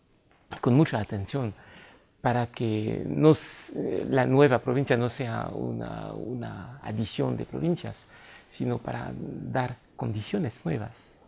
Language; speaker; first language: Spanish; non-native, fluent; French